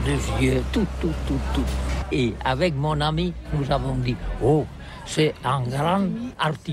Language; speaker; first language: French; non-native, learner; Catalan